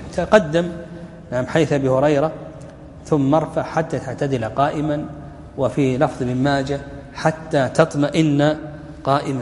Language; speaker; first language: Arabic; native; Arabic